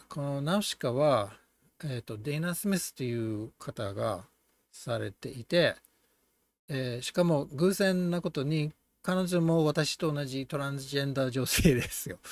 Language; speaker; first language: Japanese; non-native, fluent; English